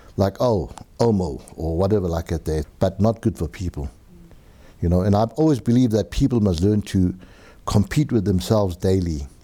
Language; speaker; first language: English; native; English